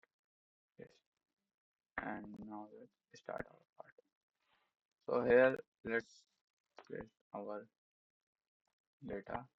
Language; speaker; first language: English; non-native, local second language; Hindi